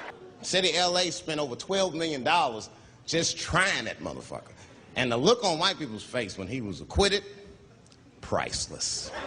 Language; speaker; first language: English; native; English